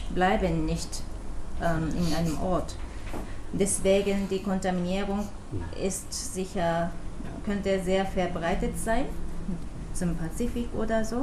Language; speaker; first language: German; non-native, fluent; Japanese